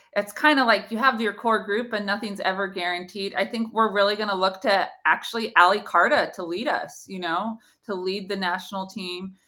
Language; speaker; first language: English; native; English